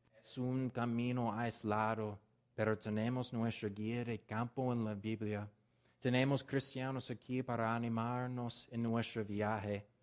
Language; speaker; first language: Spanish; non-native, learner; English